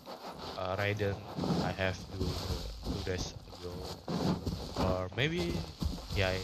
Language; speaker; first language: English; non-native, learner; Indonesian